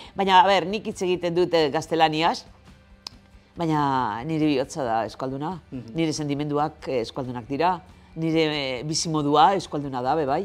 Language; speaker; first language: Basque; non-native, local second language; Spanish